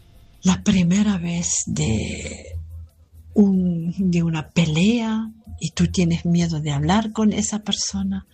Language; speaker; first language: Spanish; non-native, fluent; German